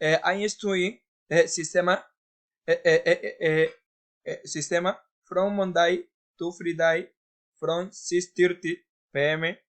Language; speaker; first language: English; non-native, learner; Spanish